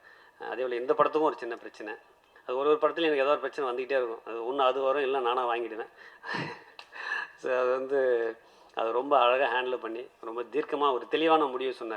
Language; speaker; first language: Tamil; native; Tamil